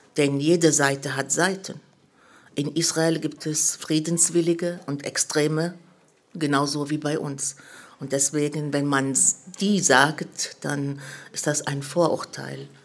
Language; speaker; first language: German; early bilingual, other home language; Arabic